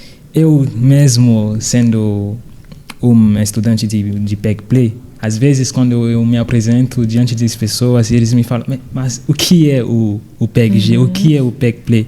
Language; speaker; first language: Portuguese; non-native, fluent; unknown